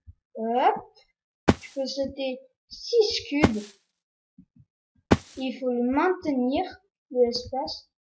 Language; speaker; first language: French; non-native, learner; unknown